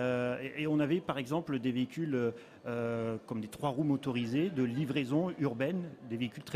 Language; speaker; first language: French; native; French